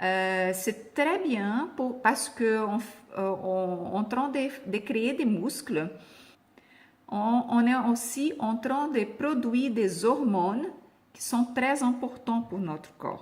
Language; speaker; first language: French; non-native, fluent; Portuguese